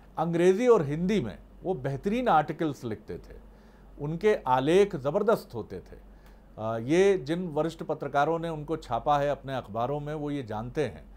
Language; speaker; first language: Hindi; native; Hindi